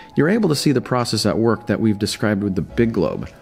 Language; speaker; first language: English; native; English